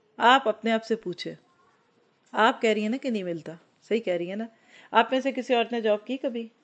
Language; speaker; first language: Urdu; native; Urdu